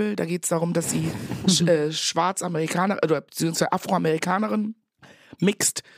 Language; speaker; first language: German; native; German